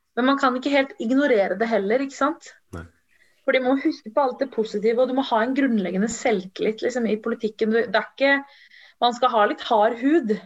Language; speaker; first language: Norwegian; early bilingual, other home language; Tamil